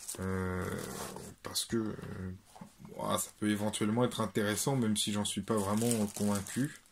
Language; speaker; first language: French; native; French